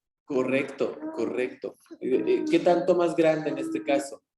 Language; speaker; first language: Spanish; native; Spanish